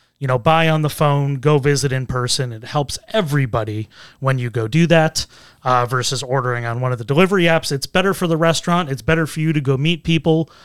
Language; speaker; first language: English; native; English